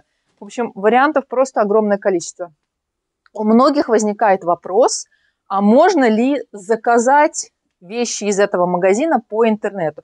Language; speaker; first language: Russian; native; Russian